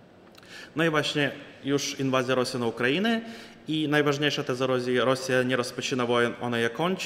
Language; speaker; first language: Polish; non-native, fluent; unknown